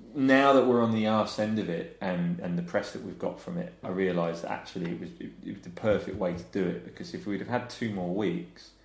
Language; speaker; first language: English; native; English